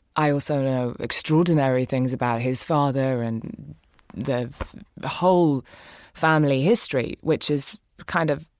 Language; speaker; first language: English; native; English